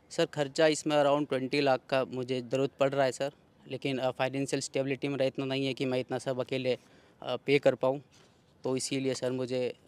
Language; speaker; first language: Hindi; native; Hindi